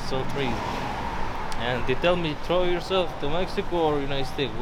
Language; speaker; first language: English; non-native, learner; Arabic